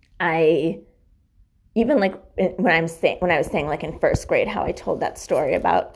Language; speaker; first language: English; native; English